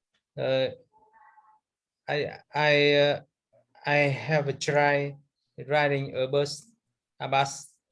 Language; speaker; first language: English; non-native, learner; Vietnamese